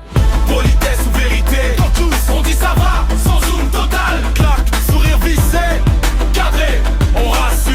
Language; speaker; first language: French; native; French